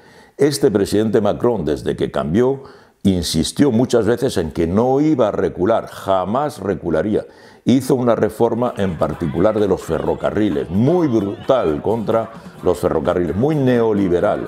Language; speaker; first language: Spanish; native; Spanish